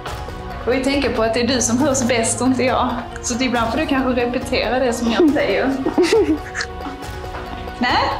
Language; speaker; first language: Swedish; native; Swedish